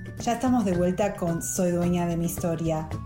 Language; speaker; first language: Spanish; native; Spanish